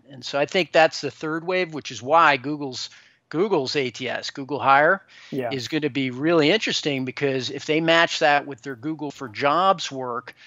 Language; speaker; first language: English; native; English